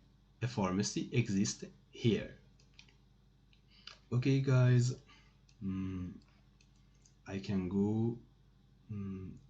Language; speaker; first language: English; non-native, fluent; Persian